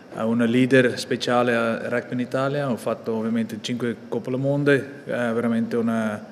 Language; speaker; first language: Italian; non-native, fluent; Afrikaans